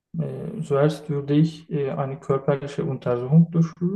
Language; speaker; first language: German; non-native, learner; Turkish